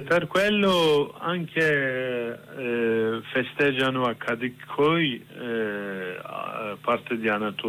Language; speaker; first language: Italian; non-native, learner; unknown